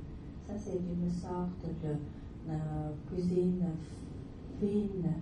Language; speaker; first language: French; non-native, learner; Vietnamese